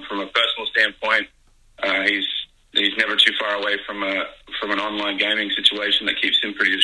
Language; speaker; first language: English; native; English